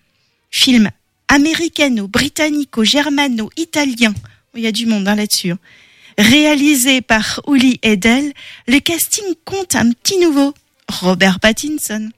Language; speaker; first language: French; native; French